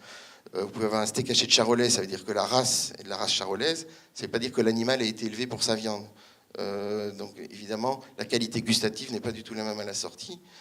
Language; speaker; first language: French; native; French